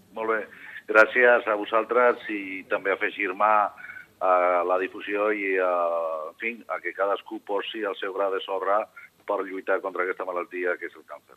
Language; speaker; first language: Catalan; non-native, local second language; Spanish